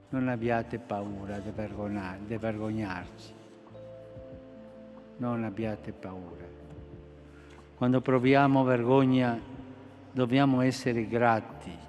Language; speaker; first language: Italian; non-native, fluent; Spanish